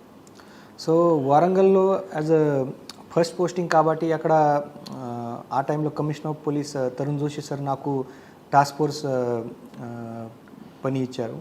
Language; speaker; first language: Telugu; non-native, fluent; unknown